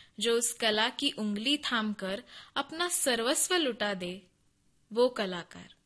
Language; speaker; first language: Hindi; non-native, local second language; Konkani